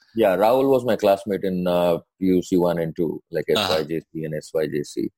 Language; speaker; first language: English; non-native, local second language; Sindhi